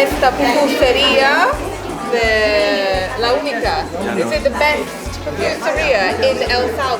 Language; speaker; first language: Spanish; non-native, fluent; English